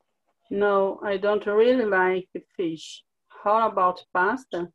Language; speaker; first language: English; non-native, learner; Portuguese